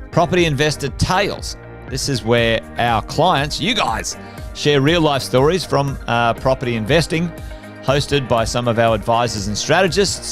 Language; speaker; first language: English; native; English